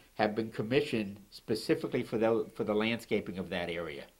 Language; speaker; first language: English; native; English